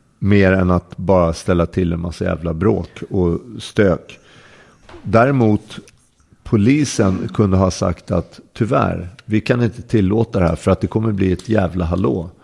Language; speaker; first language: Swedish; native; Swedish